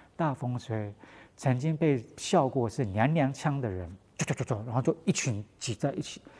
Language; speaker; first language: Chinese; non-native, local second language; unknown